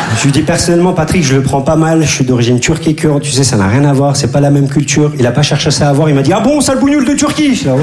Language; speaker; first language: French; early bilingual, other home language; Turkish